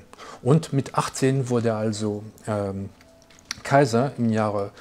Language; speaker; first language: German; non-native, fluent; French